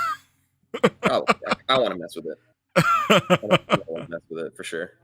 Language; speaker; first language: English; native; English